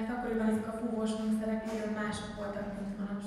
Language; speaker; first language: Hungarian; native; Hungarian